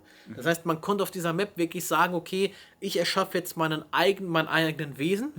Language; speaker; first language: German; native; German